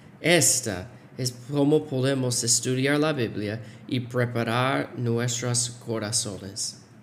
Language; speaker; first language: Spanish; non-native, fluent; English